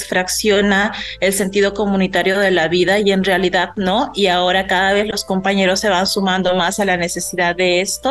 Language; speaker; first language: Spanish; native; Spanish